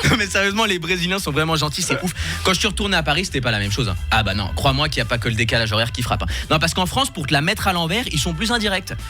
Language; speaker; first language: French; early bilingual, other home language; Portuguese